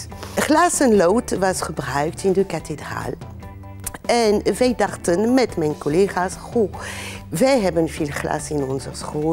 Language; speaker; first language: Dutch; non-native, fluent; French